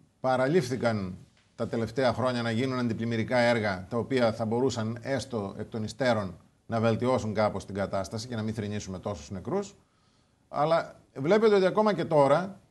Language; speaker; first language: Greek; native; Greek